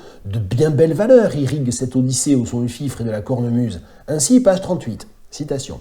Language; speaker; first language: French; native; French